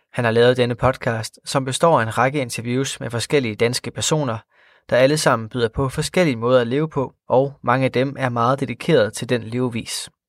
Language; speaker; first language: Danish; native; Danish